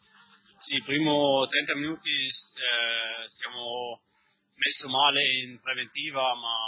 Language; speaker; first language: Italian; non-native, learner; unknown